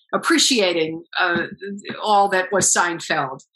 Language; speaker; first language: English; native; English